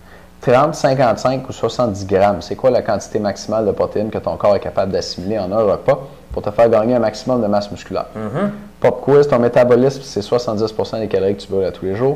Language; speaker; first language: French; native; French